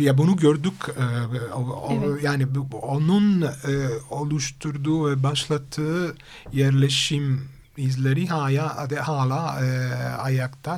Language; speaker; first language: Turkish; non-native, fluent; Italian